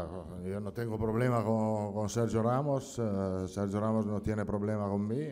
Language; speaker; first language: Spanish; non-native, fluent; Italian